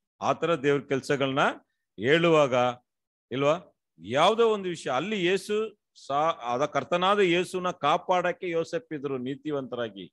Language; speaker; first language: Kannada; non-native, local second language; Tamil